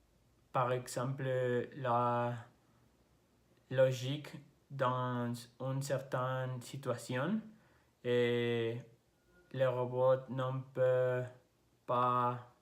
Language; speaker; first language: French; non-native, learner; Spanish